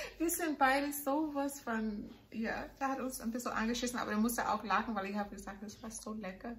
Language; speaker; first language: German; non-native, fluent; English